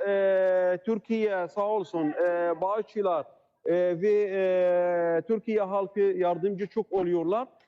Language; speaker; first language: Turkish; non-native, learner; Arabic